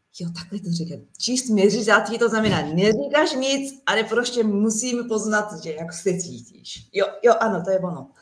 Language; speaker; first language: Czech; non-native, learner; Japanese